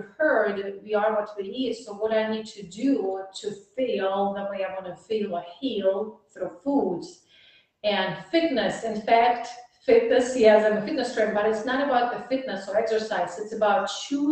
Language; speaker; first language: English; non-native, fluent; Russian